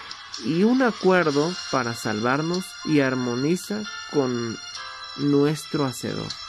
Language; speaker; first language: Spanish; native; Spanish